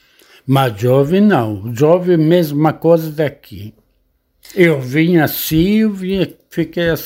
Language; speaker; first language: Portuguese; non-native, learner; Arabic